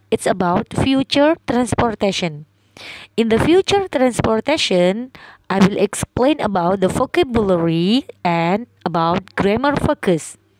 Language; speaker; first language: English; non-native, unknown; Indonesian